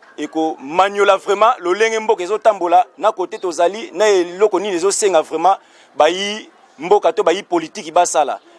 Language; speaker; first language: Lingala; native; Lingala